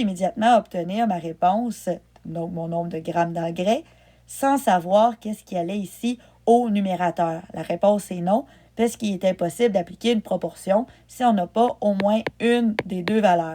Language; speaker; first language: French; native; French